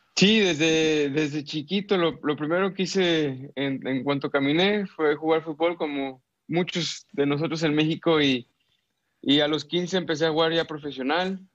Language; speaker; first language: Spanish; native; Spanish